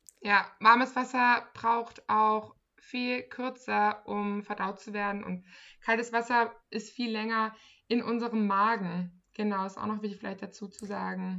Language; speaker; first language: German; native; German